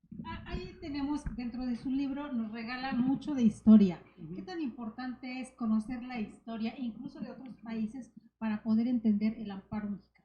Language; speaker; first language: Spanish; native; Spanish